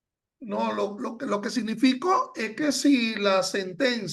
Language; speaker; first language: Spanish; native; Spanish